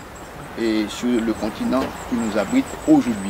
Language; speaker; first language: French; non-native, local second language; Haitian Creole